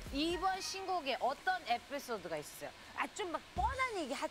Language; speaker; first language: Korean; native; Korean